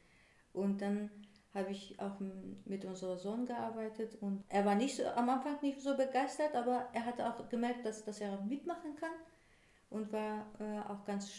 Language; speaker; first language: German; non-native, fluent; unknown